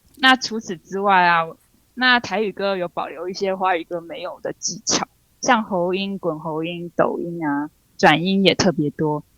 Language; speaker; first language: Chinese; non-native, local second language; Min Nan Chinese